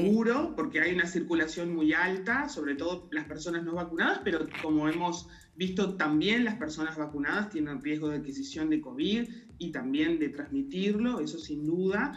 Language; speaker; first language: Spanish; native; Spanish